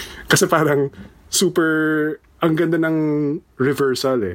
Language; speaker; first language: Filipino; native; Filipino